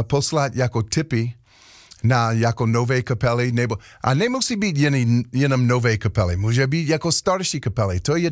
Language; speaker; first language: Czech; non-native, learner; English